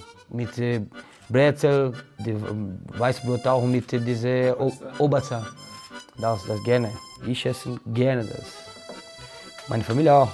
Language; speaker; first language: German; non-native, learner; Portuguese